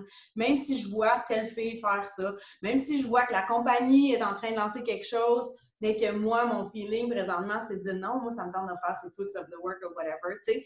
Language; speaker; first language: French; native; French